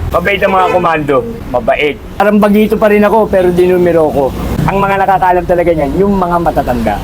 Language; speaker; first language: Filipino; native; Filipino